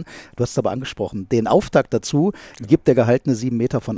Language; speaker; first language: German; native; German